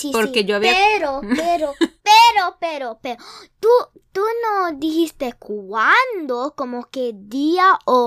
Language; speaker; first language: Spanish; early bilingual, heritage; English